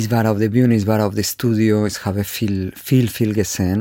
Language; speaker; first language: German; non-native, fluent; Spanish